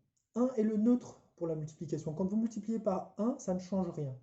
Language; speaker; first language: French; native; French